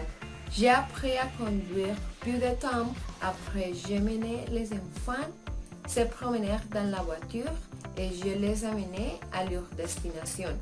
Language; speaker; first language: French; non-native, learner; Spanish